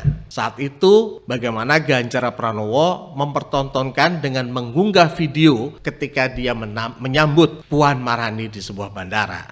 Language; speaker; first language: Indonesian; native; Indonesian